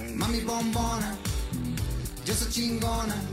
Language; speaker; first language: Spanish; native; Spanish